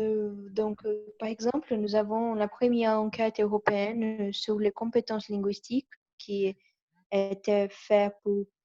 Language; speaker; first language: French; non-native, learner; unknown